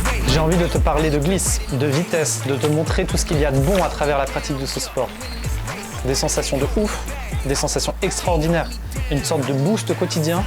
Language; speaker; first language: French; native; French